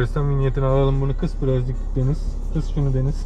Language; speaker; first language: Turkish; early bilingual, heritage; Turkish